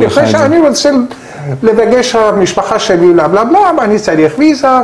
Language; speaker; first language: Hebrew; non-native, learner; Persian